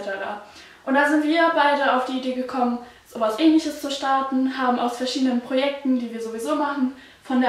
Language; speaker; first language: German; early bilingual, other home language; Turkish